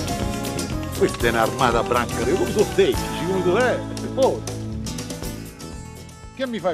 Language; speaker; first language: Italian; native; Italian